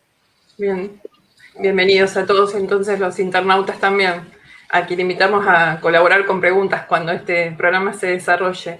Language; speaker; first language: Spanish; native; Spanish